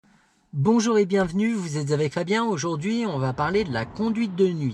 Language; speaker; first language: French; native; French